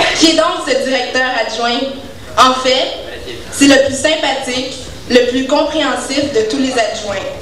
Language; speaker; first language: French; native; French